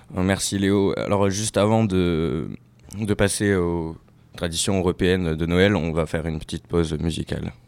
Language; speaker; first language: French; native; French